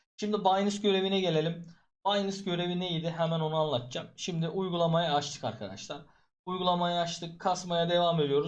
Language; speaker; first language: Turkish; native; Turkish